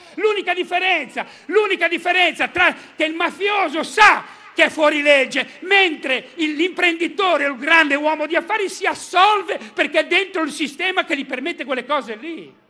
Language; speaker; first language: Italian; native; Italian